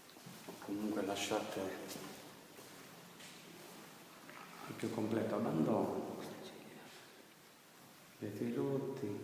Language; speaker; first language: Italian; native; Italian